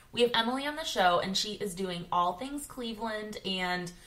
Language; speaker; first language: English; native; English